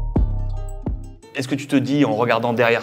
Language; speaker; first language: French; native; French